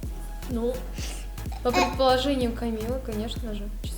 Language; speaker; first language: Russian; native; Russian